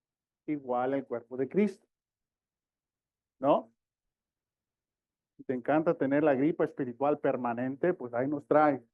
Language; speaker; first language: Spanish; early bilingual, heritage; Spanish